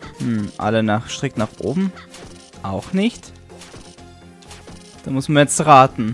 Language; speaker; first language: German; native; German